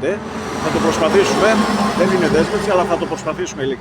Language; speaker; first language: Greek; native; Greek